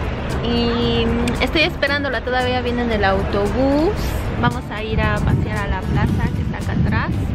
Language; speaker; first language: Spanish; native; Spanish